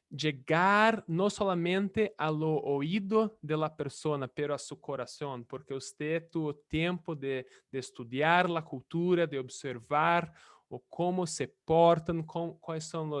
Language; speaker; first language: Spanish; non-native, fluent; Portuguese